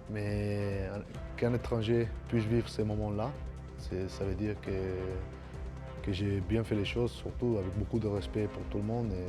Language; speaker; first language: French; non-native, fluent; Spanish